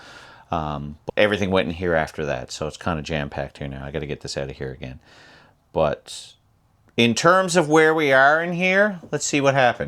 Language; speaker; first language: English; native; English